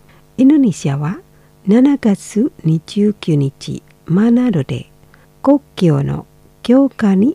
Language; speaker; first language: Japanese; non-native, fluent; Indonesian